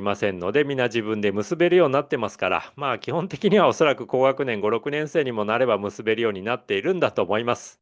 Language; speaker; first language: Japanese; native; Japanese